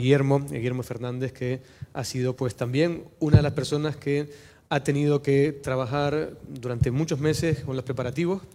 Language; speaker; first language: Spanish; native; Spanish